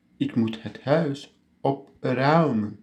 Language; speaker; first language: Dutch; non-native, learner; Turkish